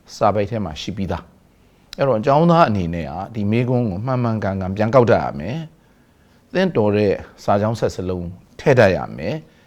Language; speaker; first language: Burmese; native; Burmese